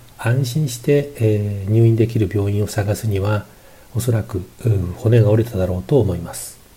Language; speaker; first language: Japanese; native; Japanese